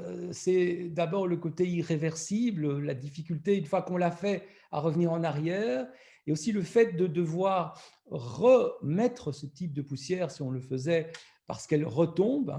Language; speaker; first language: French; native; French